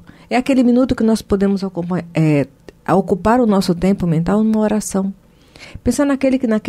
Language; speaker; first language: Portuguese; native; Portuguese